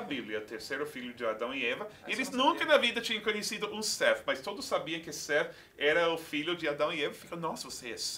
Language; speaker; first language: Portuguese; non-native, fluent; English